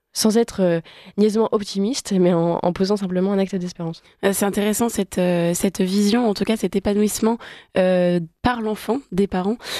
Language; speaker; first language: French; native; French